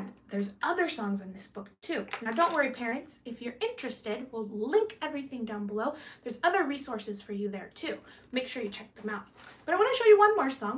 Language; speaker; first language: English; early bilingual, other home language; Spanish